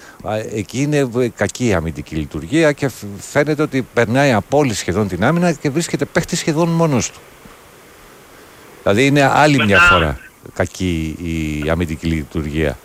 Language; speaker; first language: Greek; native; Greek